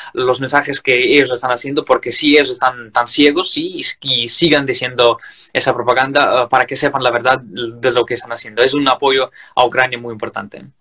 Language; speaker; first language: Spanish; non-native, fluent; Ukrainian